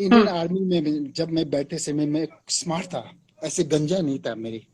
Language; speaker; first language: Hindi; non-native, local second language; Tibetan